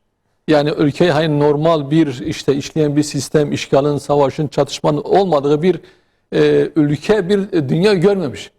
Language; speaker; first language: Turkish; native; Turkish